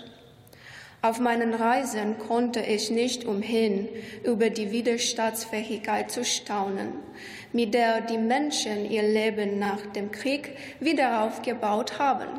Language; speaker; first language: German; non-native, fluent; Romanian